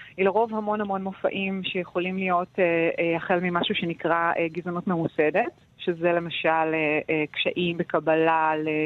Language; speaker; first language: Hebrew; native; Hebrew